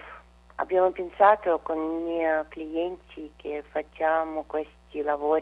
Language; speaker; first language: Italian; non-native, fluent; Russian